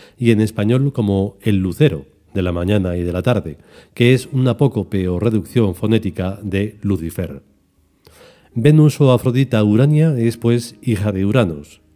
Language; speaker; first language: Spanish; native; Spanish